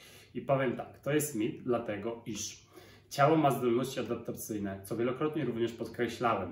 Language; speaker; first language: Polish; native; Polish